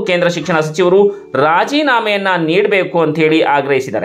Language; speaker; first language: Kannada; native; Kannada